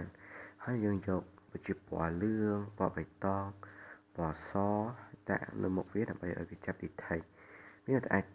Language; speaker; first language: Khmer; native; Khmer